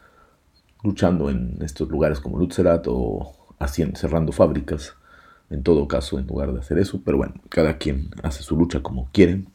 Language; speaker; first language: Spanish; native; Spanish